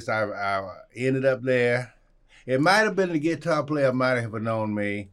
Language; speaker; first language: English; native; English